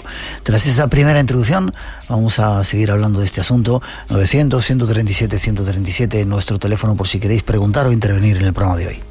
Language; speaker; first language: Spanish; native; Spanish